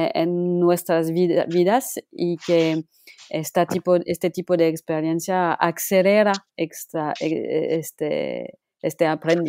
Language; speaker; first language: Spanish; non-native, local second language; French